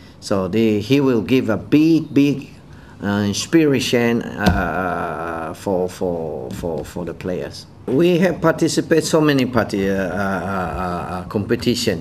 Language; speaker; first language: English; non-native, fluent; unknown